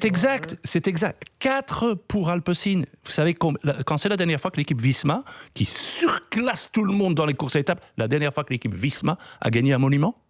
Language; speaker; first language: French; native; French